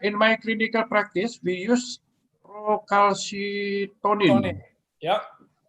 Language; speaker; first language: English; non-native, fluent; Indonesian